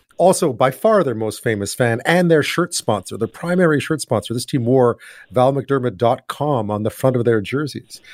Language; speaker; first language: English; native; English